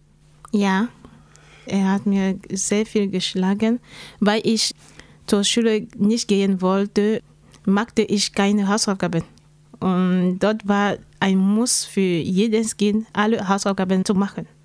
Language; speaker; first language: German; non-native, learner; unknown